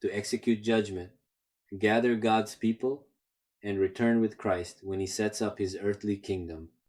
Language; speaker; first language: English; non-native, local second language; Filipino